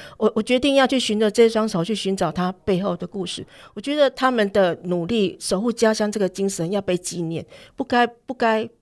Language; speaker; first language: Chinese; native; Chinese